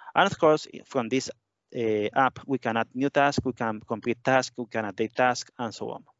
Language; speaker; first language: English; non-native, fluent; Spanish